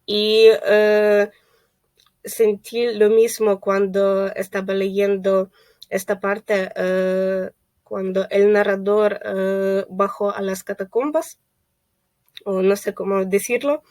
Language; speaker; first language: Spanish; non-native, fluent; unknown